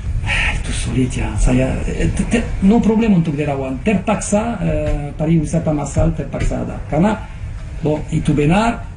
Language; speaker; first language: Indonesian; non-native, fluent; French